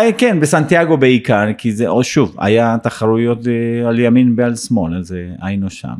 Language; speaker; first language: Hebrew; non-native, fluent; Spanish